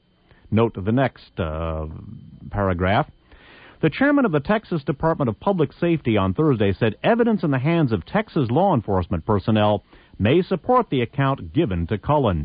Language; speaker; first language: English; native; English